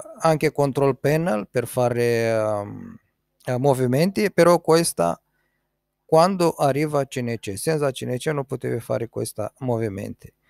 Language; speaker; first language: Italian; non-native, learner; Romanian